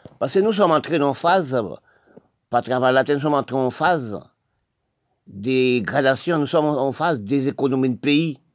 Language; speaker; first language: French; non-native, local second language; Haitian Creole